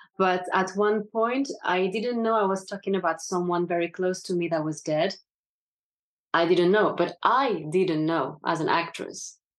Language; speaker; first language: English; non-native, fluent; French